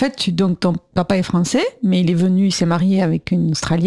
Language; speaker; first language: French; native; French